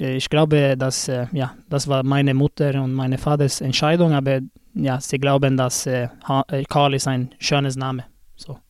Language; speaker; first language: German; non-native, learner; Swedish